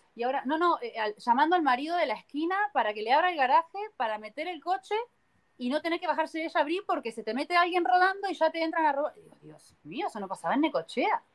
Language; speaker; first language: Spanish; native; Spanish